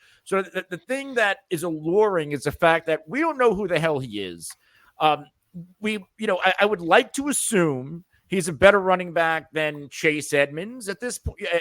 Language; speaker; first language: English; native; English